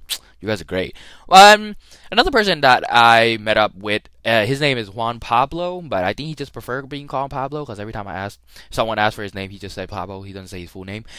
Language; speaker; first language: English; early bilingual, other home language; Thai